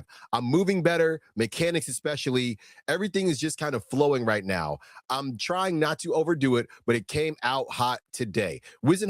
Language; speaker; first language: English; native; English